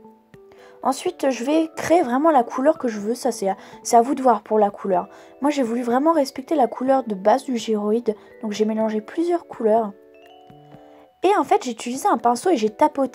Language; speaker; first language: French; native; French